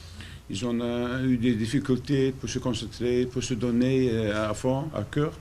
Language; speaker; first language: French; non-native, fluent; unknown